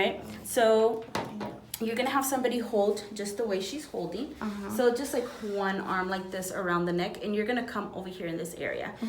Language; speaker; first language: English; native; English